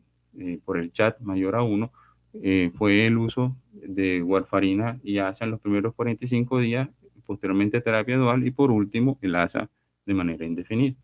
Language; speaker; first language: Spanish; native; Spanish